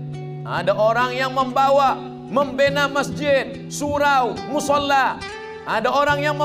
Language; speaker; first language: Malay; native; Malay